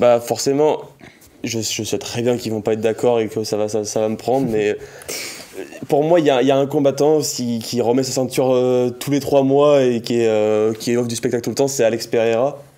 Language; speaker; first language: French; native; French